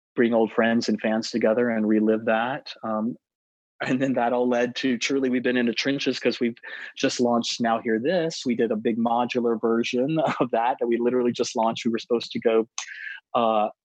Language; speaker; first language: English; native; English